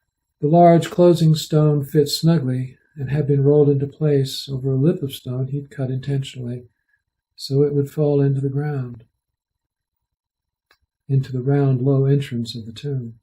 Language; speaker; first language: English; native; English